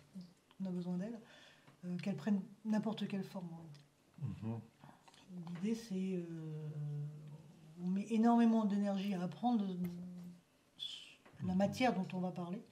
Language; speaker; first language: French; native; French